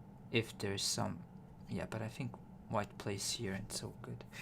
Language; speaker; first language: English; non-native, fluent; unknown